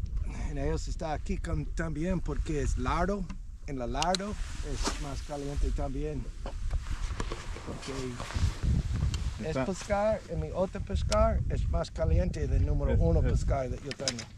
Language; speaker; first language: Spanish; non-native, learner; English